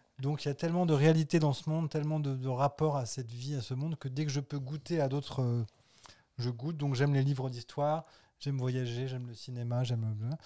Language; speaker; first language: French; native; French